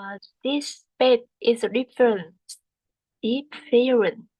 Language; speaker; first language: English; non-native, learner; Vietnamese